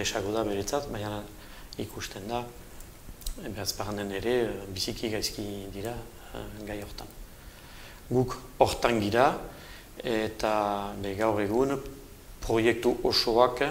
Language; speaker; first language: Basque; native; Basque